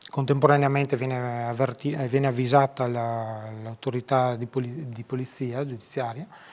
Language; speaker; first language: Italian; native; Italian